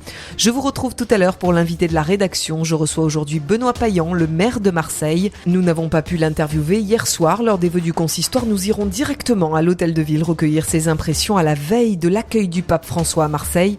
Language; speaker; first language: French; native; French